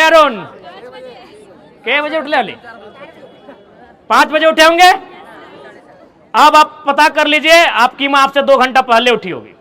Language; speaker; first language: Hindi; non-native, local second language; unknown